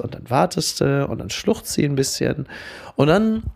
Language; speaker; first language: German; native; German